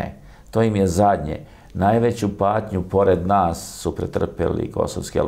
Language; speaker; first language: Croatian; native; Croatian